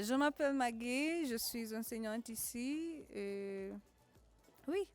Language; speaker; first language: French; non-native, fluent; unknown